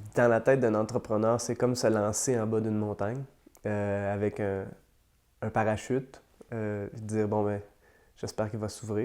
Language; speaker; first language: French; native; French